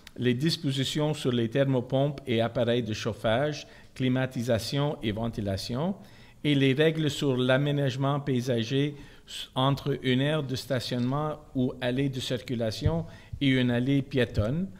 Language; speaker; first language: French; non-native, local second language; English